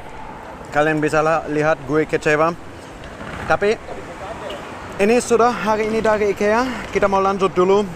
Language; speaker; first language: Indonesian; non-native, fluent; German